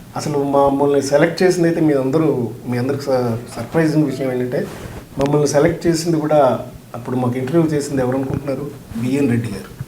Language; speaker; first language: Telugu; native; Telugu